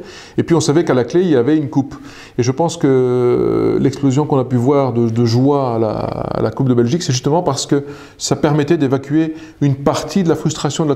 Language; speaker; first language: French; native; French